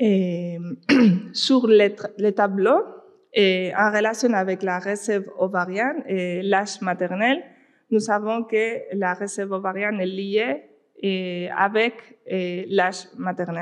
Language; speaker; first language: French; non-native, fluent; Spanish